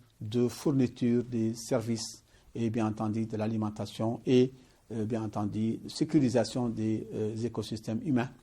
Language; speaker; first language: French; non-native, local second language; Arabic